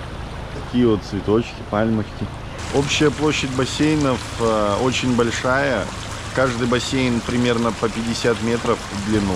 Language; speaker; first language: Russian; native; Russian